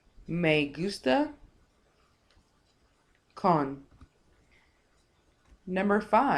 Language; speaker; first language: Spanish; non-native, fluent; English